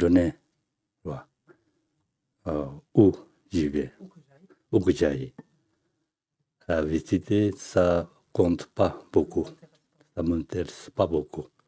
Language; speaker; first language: French; non-native, fluent; Tibetan